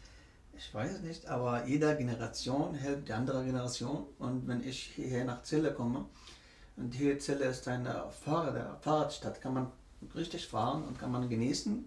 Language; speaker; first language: German; non-native, learner; Arabic